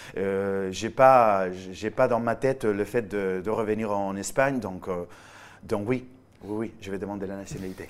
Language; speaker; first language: French; non-native, fluent; Spanish